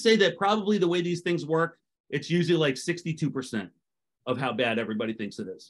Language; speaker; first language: English; native; English